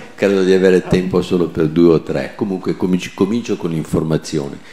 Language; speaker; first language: Italian; non-native, local second language; Venetian